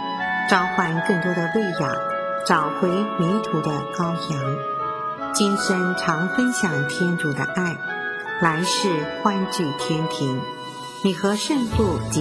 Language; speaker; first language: Chinese; native; Chinese